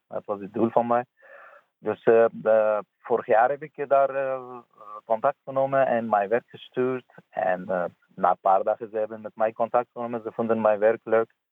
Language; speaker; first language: Dutch; non-native, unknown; Persian